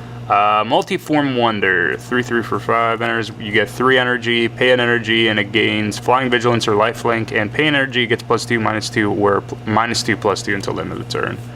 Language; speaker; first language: English; native; English